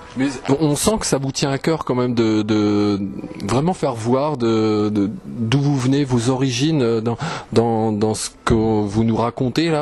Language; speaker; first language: French; native; French